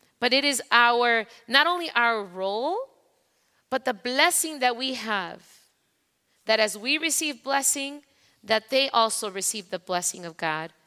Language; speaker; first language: English; non-native, fluent; Spanish